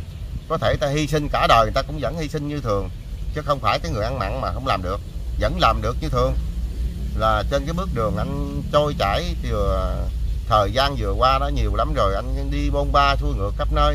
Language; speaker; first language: Vietnamese; native; Vietnamese